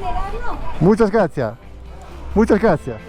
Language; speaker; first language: Spanish; non-native, learner; Italian